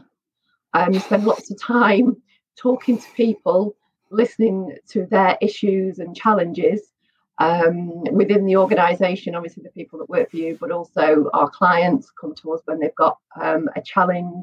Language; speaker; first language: English; native; English